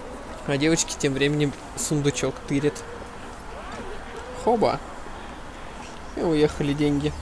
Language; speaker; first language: Russian; native; Russian